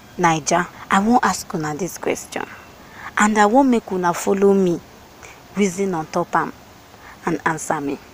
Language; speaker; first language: Nigerian Pidgin; native; Nigerian Pidgin